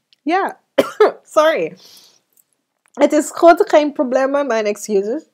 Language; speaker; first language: Dutch; non-native, fluent; English